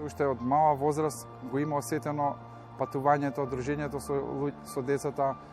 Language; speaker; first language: Macedonian; native; Macedonian